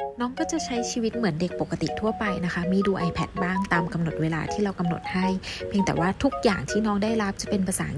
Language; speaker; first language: Thai; native; Thai